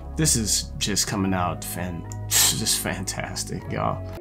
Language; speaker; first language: English; native; English